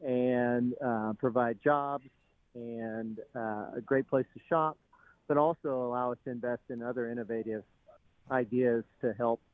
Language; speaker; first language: English; native; English